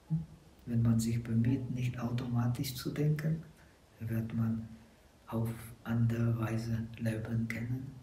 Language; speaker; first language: German; non-native, fluent; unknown